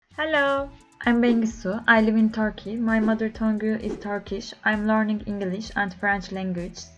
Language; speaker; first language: English; non-native, learner; Turkish